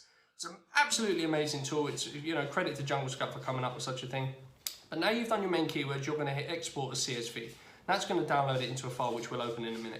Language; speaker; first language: English; native; English